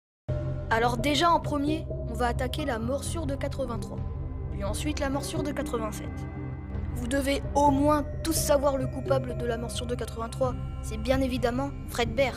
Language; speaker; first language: French; native; French